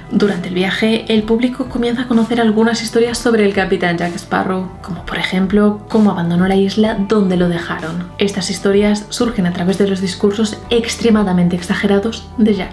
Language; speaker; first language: Spanish; native; Spanish